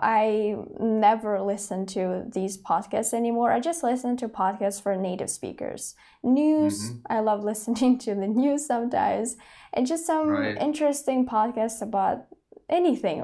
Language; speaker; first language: English; non-native, fluent; Russian